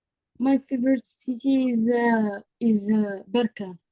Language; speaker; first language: English; non-native, learner; Arabic